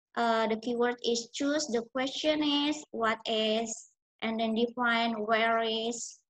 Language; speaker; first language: English; non-native, fluent; Indonesian